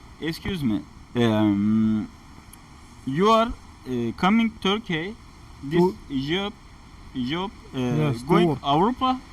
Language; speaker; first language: English; non-native, learner; Turkish